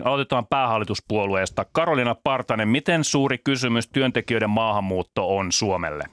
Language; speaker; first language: Finnish; native; Finnish